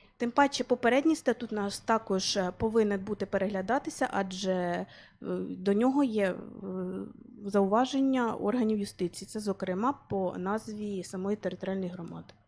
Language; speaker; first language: Ukrainian; native; Ukrainian